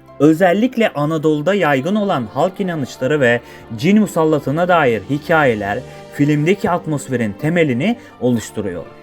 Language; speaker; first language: Turkish; native; Turkish